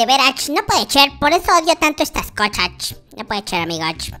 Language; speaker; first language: Spanish; native; Spanish